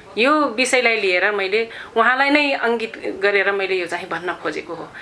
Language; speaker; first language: Nepali; non-native, local second language; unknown